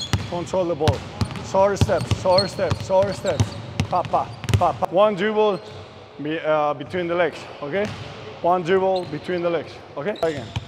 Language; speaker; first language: English; non-native, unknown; Spanish